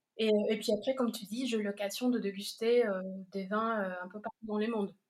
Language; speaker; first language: French; non-native, fluent; Spanish